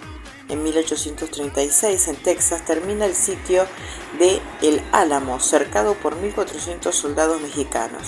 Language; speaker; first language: Spanish; native; Spanish